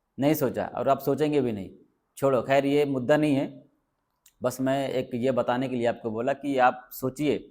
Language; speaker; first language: Hindi; native; Hindi